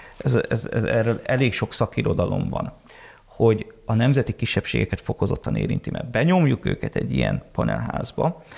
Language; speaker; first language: Hungarian; early bilingual, heritage; Hungarian